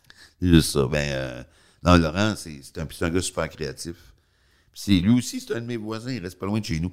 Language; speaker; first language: French; native; French